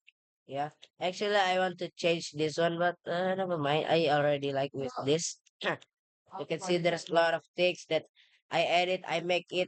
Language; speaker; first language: English; non-native, learner; Indonesian